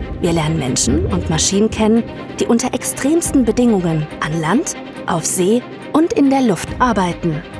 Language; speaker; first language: German; native; German